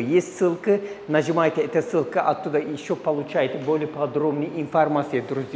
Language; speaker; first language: Russian; non-native, learner; Turkish